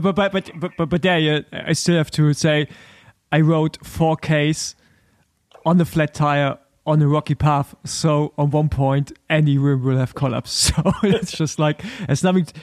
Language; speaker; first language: English; non-native, fluent; German